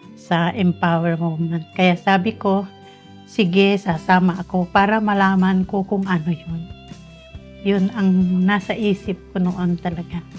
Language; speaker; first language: Filipino; non-native, local second language; Iloko